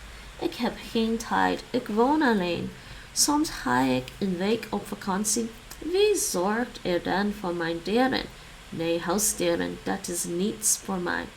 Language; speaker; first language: Dutch; non-native, learner; English